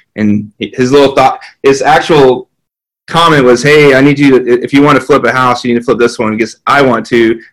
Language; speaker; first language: English; native; English